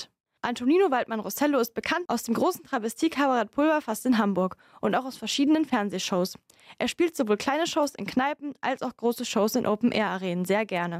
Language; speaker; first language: German; native; German